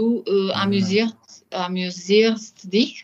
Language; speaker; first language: German; non-native, learner; French